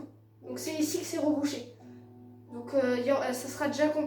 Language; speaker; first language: French; native; French